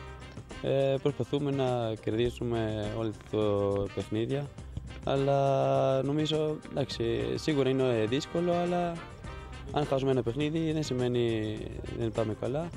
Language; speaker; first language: Greek; non-native, fluent; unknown